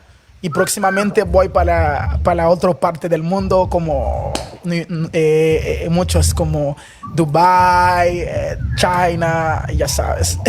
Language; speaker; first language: Spanish; non-native, fluent; Haitian Creole